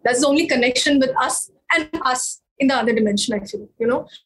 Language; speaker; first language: Hindi; non-native, local second language; Marathi